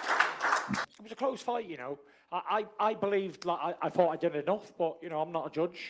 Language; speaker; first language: English; native; English